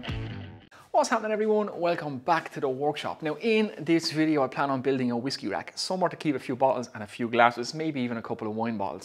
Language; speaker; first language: English; native; English